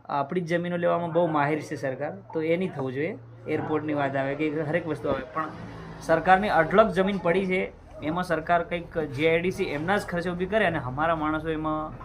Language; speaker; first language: Gujarati; non-native, local second language; Bhili